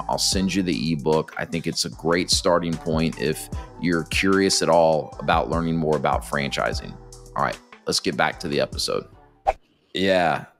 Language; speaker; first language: English; native; English